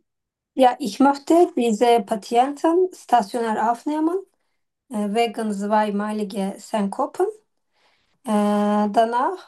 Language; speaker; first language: German; non-native, learner; Turkish